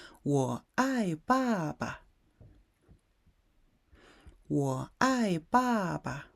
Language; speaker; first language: Chinese; non-native, fluent; Mongolian